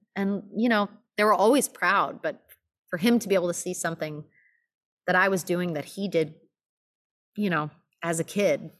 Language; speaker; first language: English; native; English